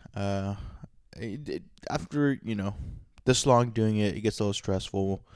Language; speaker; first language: English; native; English